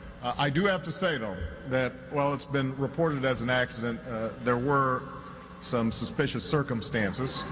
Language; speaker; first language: English; native; English